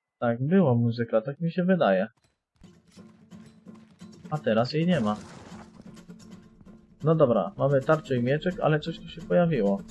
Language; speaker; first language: Polish; native; Polish